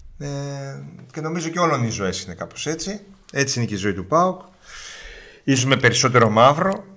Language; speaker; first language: Greek; native; Greek